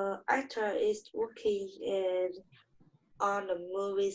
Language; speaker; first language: English; non-native, learner; Vietnamese